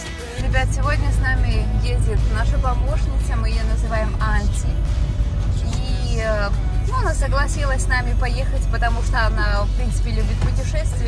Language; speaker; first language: Russian; native; Russian